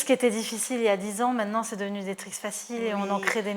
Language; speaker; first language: French; native; French